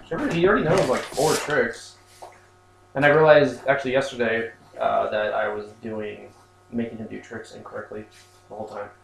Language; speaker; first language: English; native; English